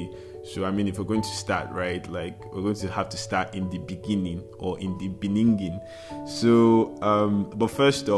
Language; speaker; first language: English; non-native, local second language; Yoruba